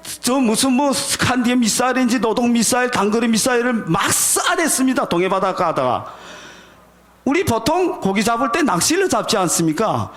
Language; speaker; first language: Korean; native; Korean